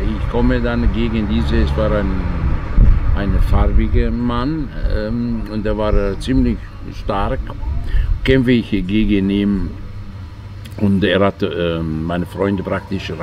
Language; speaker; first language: German; non-native, fluent; Italian